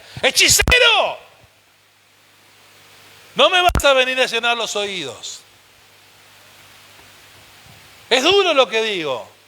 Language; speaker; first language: Spanish; native; Spanish